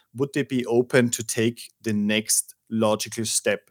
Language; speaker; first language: English; non-native, fluent; German